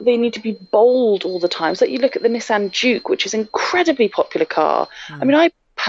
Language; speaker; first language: English; native; English